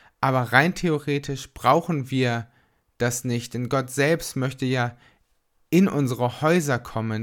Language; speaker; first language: German; native; German